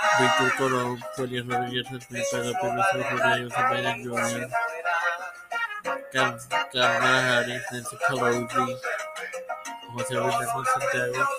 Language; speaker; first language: Spanish; native; Spanish